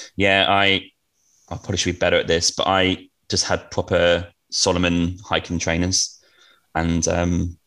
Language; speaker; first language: English; native; English